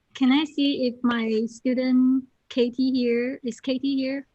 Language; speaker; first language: English; non-native, fluent; Chinese